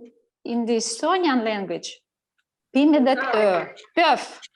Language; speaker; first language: English; non-native, learner; Russian